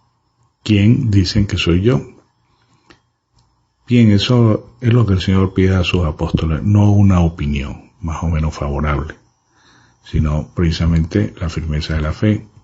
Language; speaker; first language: Spanish; native; Spanish